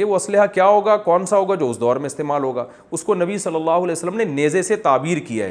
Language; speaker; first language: Urdu; native; Urdu